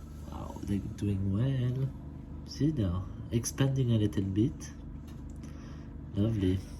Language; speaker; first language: English; non-native, fluent; French